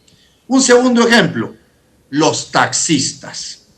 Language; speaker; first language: Spanish; native; Spanish